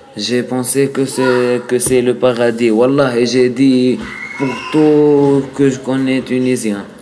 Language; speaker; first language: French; non-native, learner; Arabic